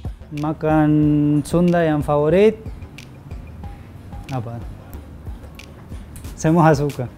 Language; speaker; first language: Indonesian; non-native, learner; Spanish